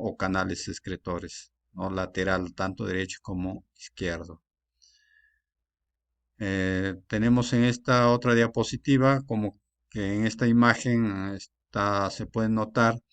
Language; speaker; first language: Spanish; native; Spanish